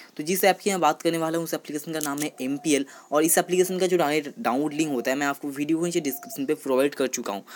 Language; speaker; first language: Hindi; non-native, local second language; Bangla